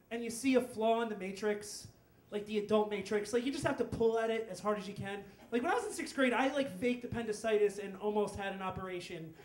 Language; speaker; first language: English; native; English